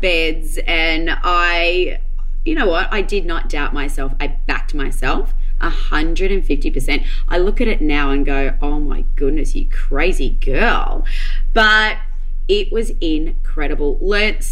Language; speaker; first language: English; native; English